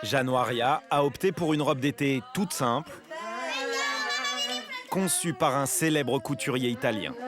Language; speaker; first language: French; native; French